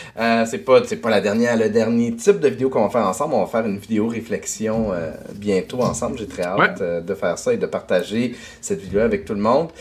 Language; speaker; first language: French; native; French